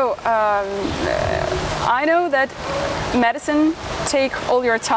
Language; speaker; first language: English; non-native, fluent; Russian